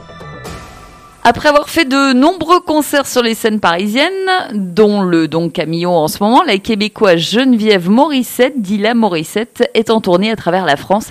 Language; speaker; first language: French; native; French